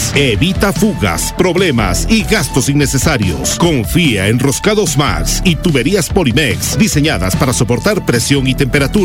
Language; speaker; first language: Spanish; native; Spanish